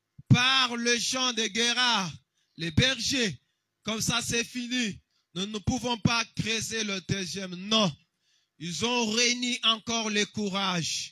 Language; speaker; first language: French; non-native, local second language; Lingala